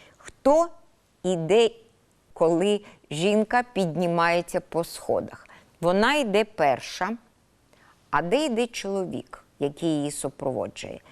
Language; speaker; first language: Ukrainian; native; Ukrainian